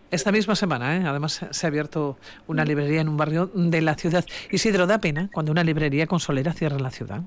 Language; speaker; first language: Spanish; native; Spanish